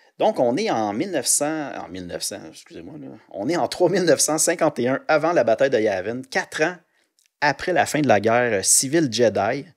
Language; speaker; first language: French; native; French